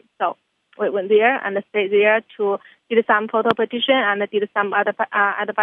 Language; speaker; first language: English; non-native, fluent; Chinese